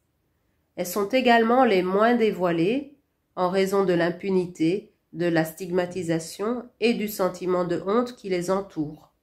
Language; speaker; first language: French; non-native, local second language; Rundi